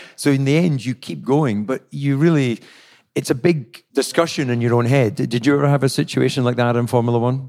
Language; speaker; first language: English; native; English